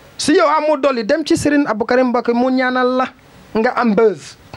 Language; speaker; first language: Wolof; non-native, learner; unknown